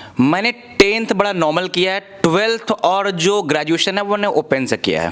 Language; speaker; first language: Hindi; native; Hindi